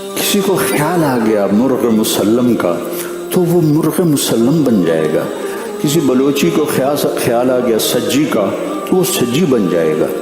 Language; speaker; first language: Urdu; non-native, local second language; Punjabi